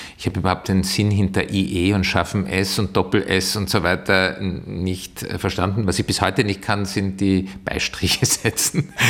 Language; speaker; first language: German; early bilingual, heritage; German